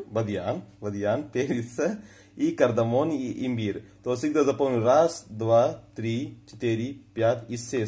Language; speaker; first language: Russian; non-native, fluent; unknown